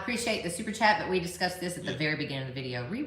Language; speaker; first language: English; native; English